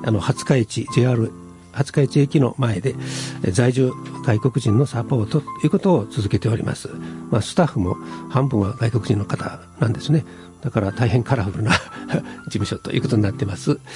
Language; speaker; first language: Japanese; native; Japanese